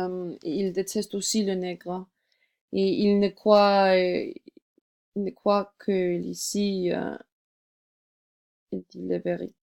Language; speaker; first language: French; non-native, learner; English